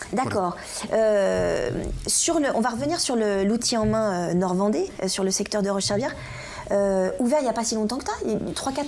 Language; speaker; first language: French; native; French